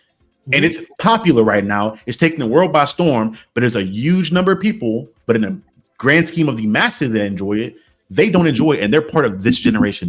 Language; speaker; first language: English; native; English